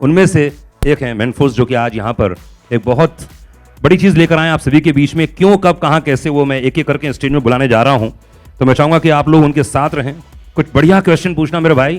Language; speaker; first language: Hindi; native; Hindi